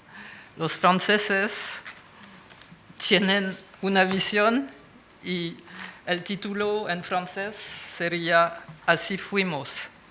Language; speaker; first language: Spanish; non-native, fluent; French